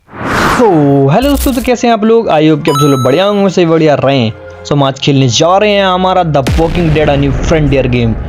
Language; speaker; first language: Hindi; native; Hindi